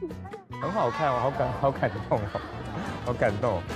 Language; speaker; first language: Chinese; native; Chinese